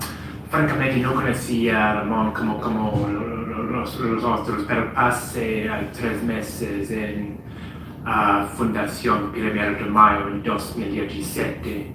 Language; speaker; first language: Spanish; non-native, fluent; English